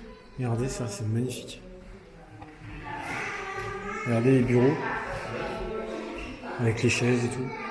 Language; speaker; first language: French; native; French